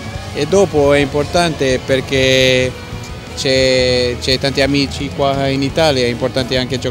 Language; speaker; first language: Italian; non-native, learner; Portuguese